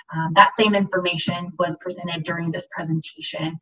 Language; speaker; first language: English; native; English